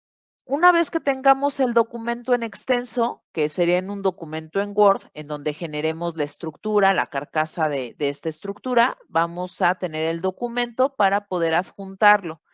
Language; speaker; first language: Spanish; native; Spanish